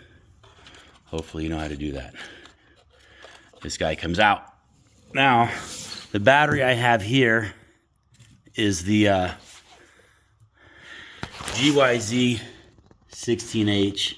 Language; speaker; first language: English; native; English